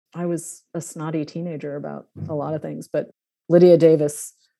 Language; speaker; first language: English; native; English